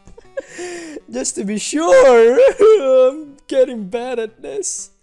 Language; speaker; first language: English; non-native, local second language; Filipino